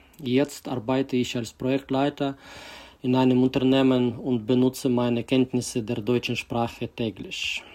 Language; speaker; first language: German; non-native, fluent; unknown